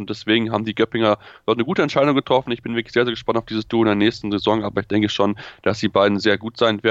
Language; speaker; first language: German; native; German